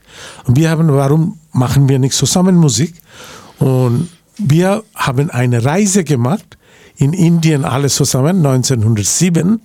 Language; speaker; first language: German; non-native, learner; Bangla